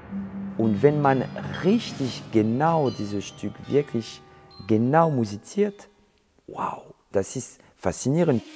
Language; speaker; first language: German; non-native, fluent; French